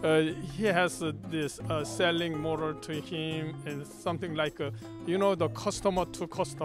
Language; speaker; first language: English; non-native, learner; Korean